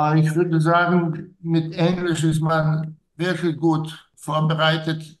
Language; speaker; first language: German; non-native, fluent; Serbian